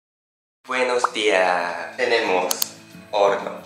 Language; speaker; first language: Spanish; non-native, learner; Japanese